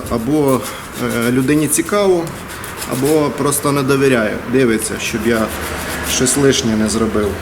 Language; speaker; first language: Ukrainian; non-native, local second language; Russian